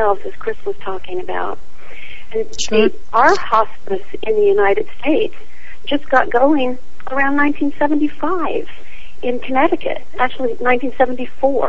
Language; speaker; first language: English; native; English